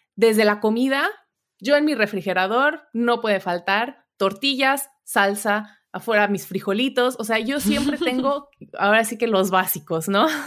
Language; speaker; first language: Spanish; native; Spanish